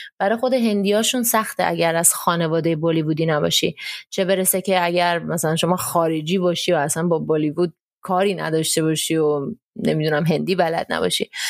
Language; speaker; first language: Persian; early bilingual, heritage; Persian